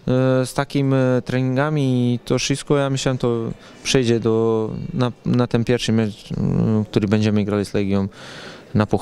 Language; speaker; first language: Polish; non-native, learner; Serbian